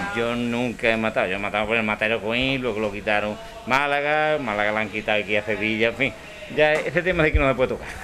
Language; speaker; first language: Spanish; native; Spanish